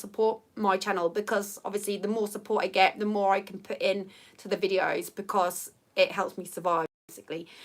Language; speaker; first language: English; native; English